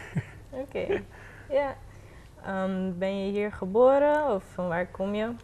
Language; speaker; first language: Dutch; non-native, local second language; Papiamento